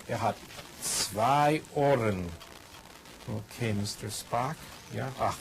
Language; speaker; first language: German; non-native, fluent; English